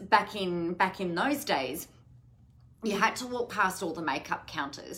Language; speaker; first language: English; native; English